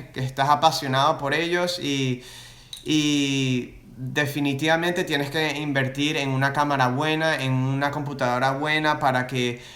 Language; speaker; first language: Spanish; early bilingual, other home language; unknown